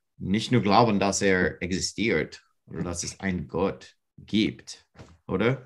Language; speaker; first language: German; non-native, fluent; English